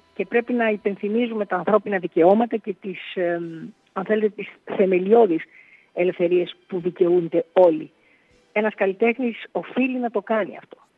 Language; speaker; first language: Greek; early bilingual, heritage; Greek